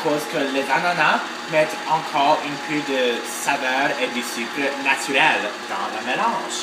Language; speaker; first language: French; non-native, learner; English